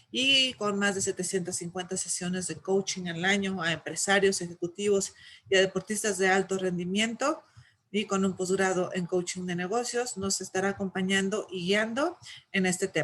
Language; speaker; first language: Spanish; native; Spanish